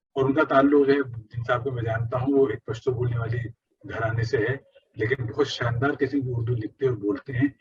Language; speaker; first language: Urdu; native; Urdu